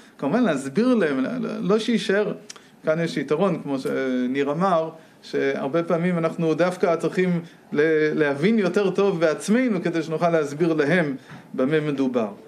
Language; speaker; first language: Hebrew; non-native, fluent; English